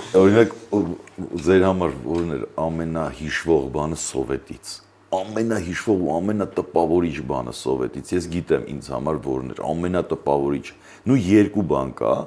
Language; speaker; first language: Armenian; native; Armenian